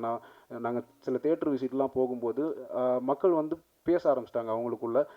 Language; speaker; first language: Tamil; native; Tamil